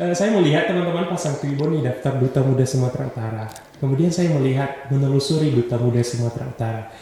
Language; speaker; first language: Indonesian; non-native, local second language; Nias